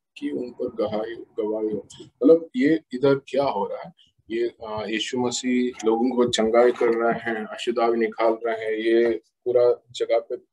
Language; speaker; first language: Hindi; non-native, local second language; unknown